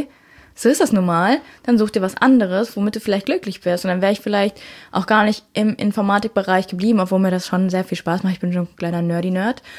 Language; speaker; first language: German; native; German